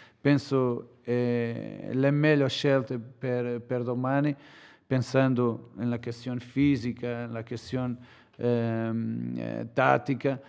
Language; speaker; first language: Italian; non-native, learner; Portuguese